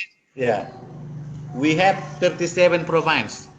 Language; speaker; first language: English; non-native, learner; Indonesian